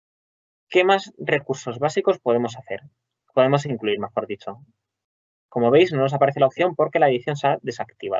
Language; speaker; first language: Spanish; native; Spanish